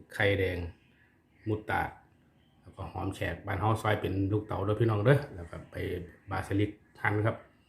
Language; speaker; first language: Thai; native; Thai